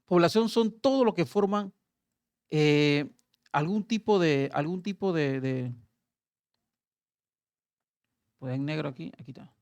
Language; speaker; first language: Spanish; native; Spanish